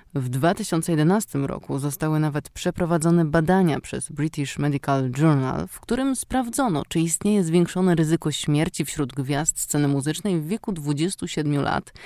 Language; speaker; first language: Polish; native; Polish